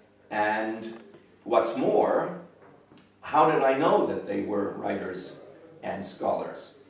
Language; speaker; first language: English; native; English